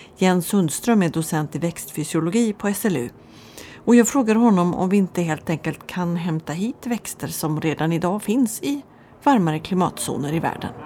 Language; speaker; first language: Swedish; native; Swedish